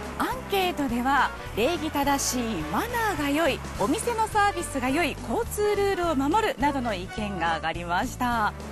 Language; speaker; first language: Japanese; native; Japanese